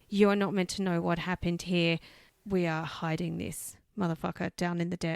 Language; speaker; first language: English; native; English